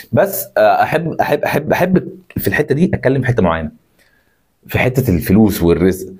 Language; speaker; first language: Arabic; native; Arabic